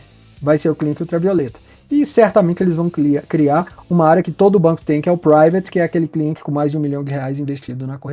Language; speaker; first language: Portuguese; native; Portuguese